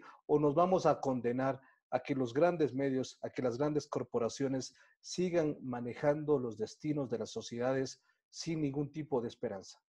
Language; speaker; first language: Spanish; native; Spanish